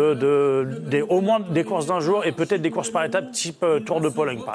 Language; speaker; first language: French; native; French